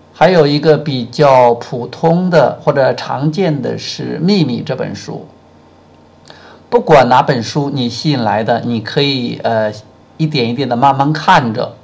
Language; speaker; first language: Chinese; native; Chinese